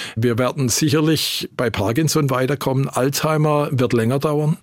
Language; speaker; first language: German; native; German